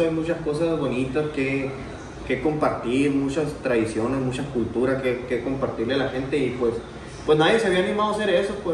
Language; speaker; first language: Spanish; native; Spanish